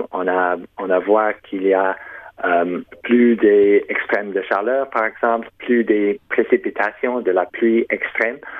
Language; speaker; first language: French; non-native, local second language; English